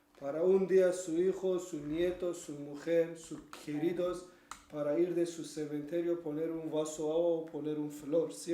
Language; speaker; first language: Spanish; non-native, learner; Kurdish